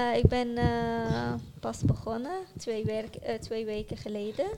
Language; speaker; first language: Dutch; non-native, fluent; Arabic